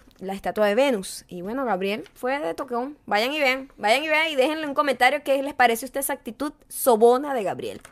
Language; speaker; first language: Spanish; native; Spanish